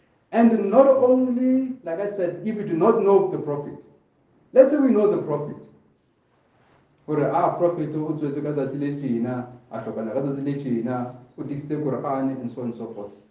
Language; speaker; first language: English; non-native, local second language; Southern Sotho